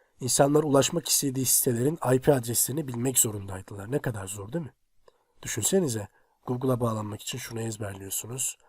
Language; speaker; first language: Turkish; native; Turkish